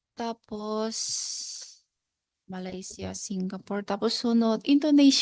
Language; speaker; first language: Filipino; non-native, learner; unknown